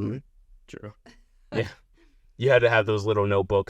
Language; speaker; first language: English; native; English